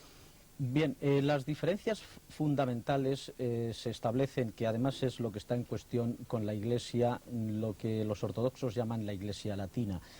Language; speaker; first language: Spanish; native; Spanish